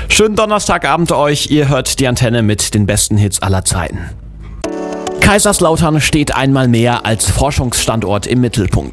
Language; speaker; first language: German; native; German